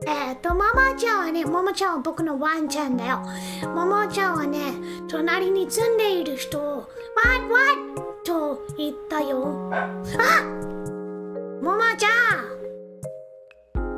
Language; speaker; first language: Japanese; non-native, learner; English